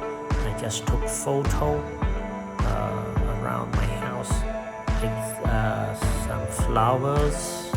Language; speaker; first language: English; non-native, learner; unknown